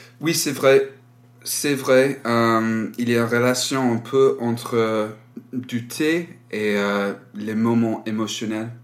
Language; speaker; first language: French; non-native, learner; English